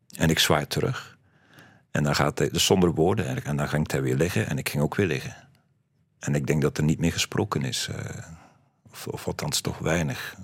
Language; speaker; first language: Dutch; native; Dutch